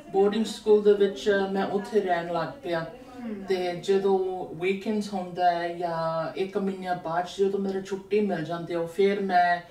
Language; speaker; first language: Punjabi; non-native, learner; Samoan